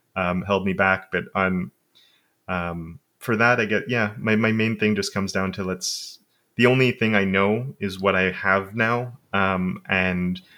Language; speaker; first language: English; native; English